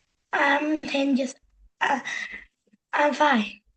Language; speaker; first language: English; non-native, learner; Vietnamese